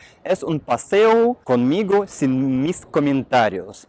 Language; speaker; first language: Spanish; non-native, fluent; Russian